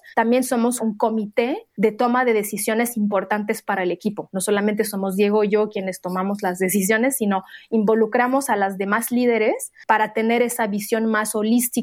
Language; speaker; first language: Spanish; non-native, fluent; Arabic